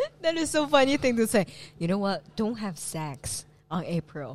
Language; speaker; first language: English; non-native, fluent; Chinese